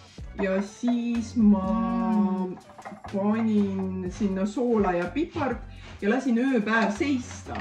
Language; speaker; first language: Estonian; native; Estonian